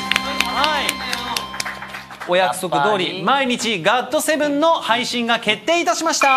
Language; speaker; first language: Japanese; native; Japanese